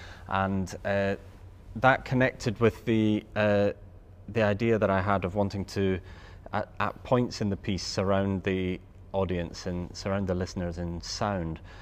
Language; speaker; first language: English; native; English